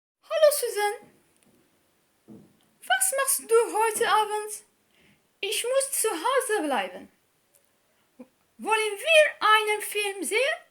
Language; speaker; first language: German; non-native, learner; Arabic